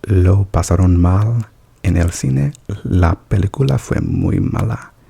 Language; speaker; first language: Spanish; non-native, learner; English